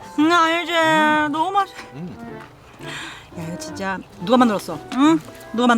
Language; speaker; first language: Korean; native; Korean